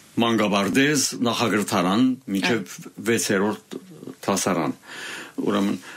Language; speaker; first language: Armenian; native; Armenian